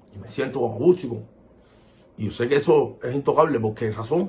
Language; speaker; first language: Spanish; native; Spanish